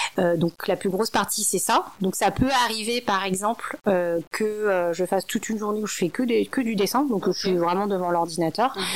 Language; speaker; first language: French; early bilingual, other home language; Min Nan Chinese